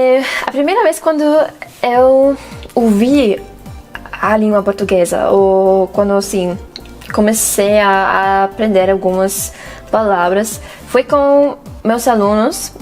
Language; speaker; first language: Portuguese; non-native, fluent; German